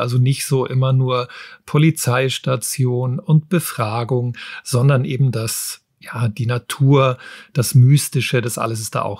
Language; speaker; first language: German; native; German